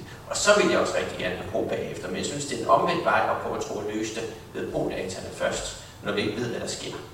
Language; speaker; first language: Danish; native; Danish